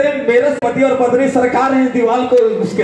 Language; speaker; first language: Hindi; native; Hindi